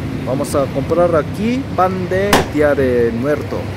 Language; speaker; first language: Spanish; non-native, learner; Korean